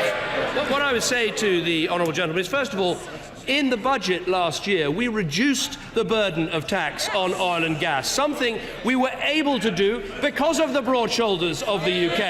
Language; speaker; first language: English; native; English